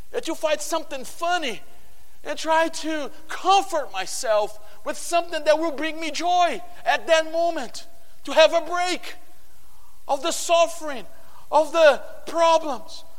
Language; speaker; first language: English; non-native, fluent; Portuguese